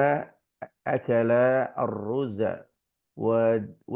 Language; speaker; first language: Arabic; non-native, learner; Indonesian